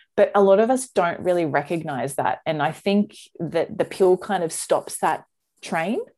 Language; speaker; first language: English; native; English